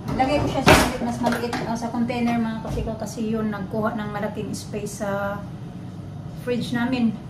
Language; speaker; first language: Filipino; non-native, local second language; Cebuano